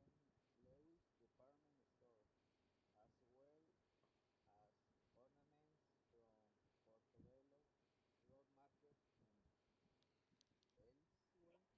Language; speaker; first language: English; non-native, learner; Spanish